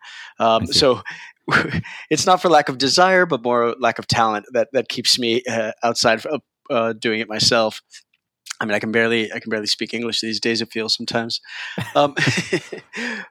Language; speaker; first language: English; early bilingual, other home language; Spanish